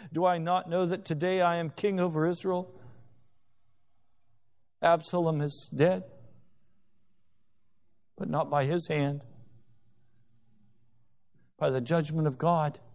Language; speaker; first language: English; native; English